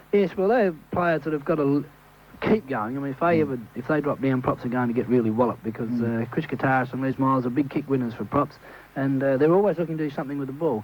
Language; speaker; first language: English; native; English